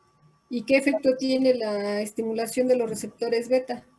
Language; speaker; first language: Spanish; native; Spanish